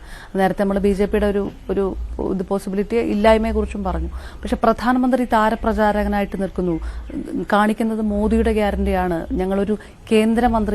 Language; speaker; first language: Malayalam; native; Malayalam